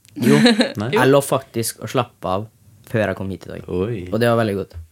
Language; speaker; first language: Norwegian; native; Norwegian